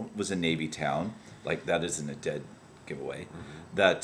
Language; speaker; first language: English; native; English